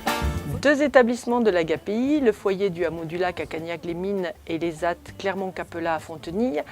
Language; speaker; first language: French; native; French